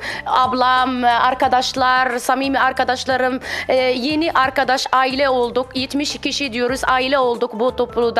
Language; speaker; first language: Turkish; non-native, fluent; Arabic